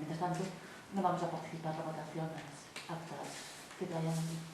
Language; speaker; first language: Spanish; non-native, local second language; Galician